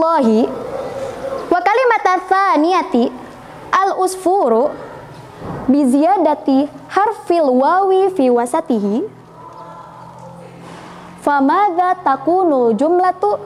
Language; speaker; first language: Arabic; non-native, fluent; Indonesian